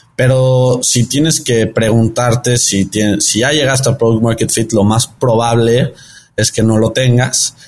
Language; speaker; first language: Spanish; early bilingual, heritage; Spanish